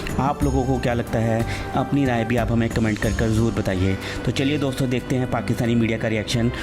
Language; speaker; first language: Hindi; native; Hindi